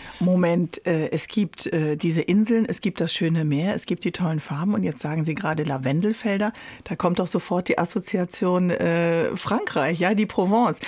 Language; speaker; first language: German; native; German